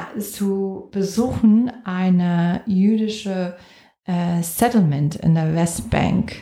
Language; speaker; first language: German; non-native, fluent; English